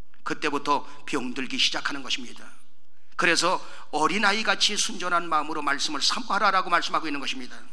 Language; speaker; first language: Korean; native; Korean